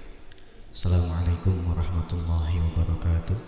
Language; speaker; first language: Indonesian; native; Indonesian